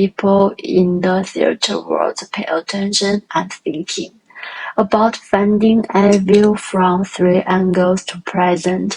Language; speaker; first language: English; non-native, learner; Chinese